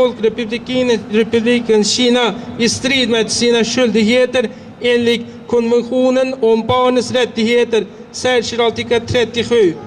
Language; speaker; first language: Swedish; non-native, fluent; Uyghur